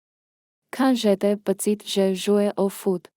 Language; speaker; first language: French; non-native, fluent; Armenian